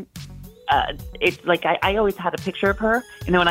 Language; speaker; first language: English; native; English